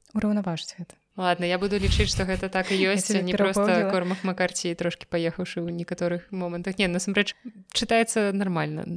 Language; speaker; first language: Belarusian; non-native, local second language; Russian